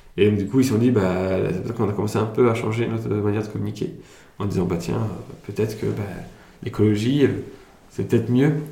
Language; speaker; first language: French; early bilingual, other home language; Italian